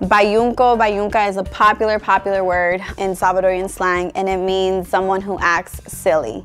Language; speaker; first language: English; early bilingual, other home language; Spanish